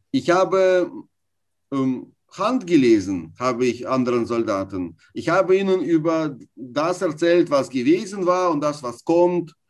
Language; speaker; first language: German; non-native, fluent; Russian